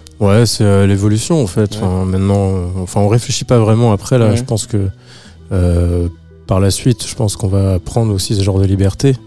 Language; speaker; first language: French; native; French